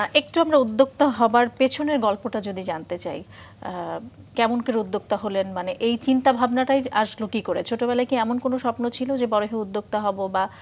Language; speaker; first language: Bangla; native; Bangla